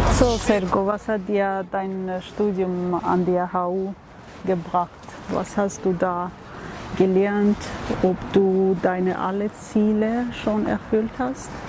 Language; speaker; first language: German; non-native, fluent; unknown